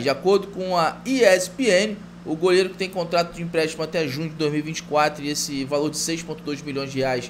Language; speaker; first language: Portuguese; native; Portuguese